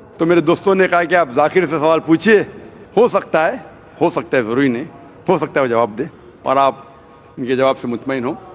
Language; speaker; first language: Hindi; non-native, local second language; Konkani